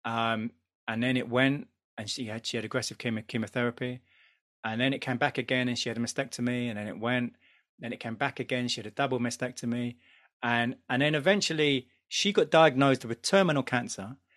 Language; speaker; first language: English; native; English